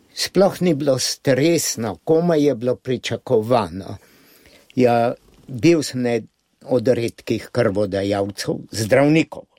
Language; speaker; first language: Slovenian; native; Slovenian